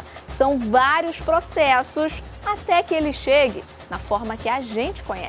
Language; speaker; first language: Portuguese; native; Portuguese